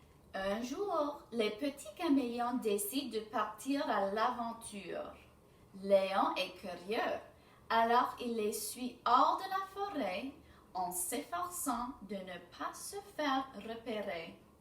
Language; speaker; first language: French; non-native, fluent; English